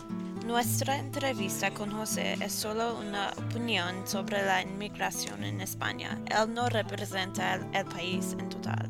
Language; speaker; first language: Spanish; non-native, learner; English